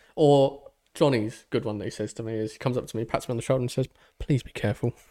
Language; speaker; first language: English; native; English